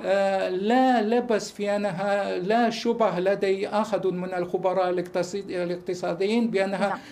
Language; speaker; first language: Arabic; non-native, fluent; Russian